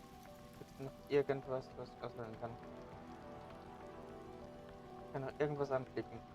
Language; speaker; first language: German; native; German